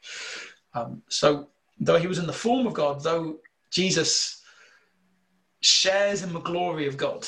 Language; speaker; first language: English; native; English